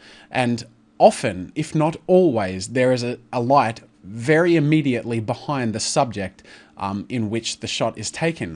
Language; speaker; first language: English; native; English